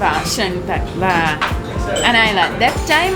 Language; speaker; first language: Vietnamese; non-native, learner; Russian